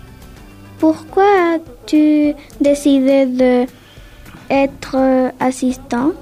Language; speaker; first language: French; non-native, learner; Spanish